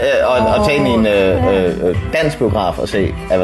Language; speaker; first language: Danish; native; Danish